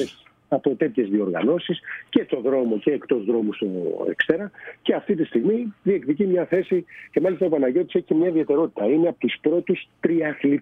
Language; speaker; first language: Greek; native; Greek